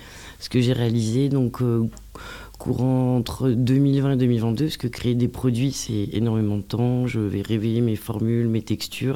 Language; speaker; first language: French; native; French